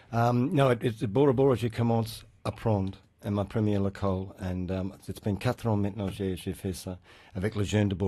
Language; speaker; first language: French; non-native, learner; English